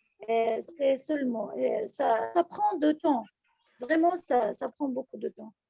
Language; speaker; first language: French; non-native, fluent; Arabic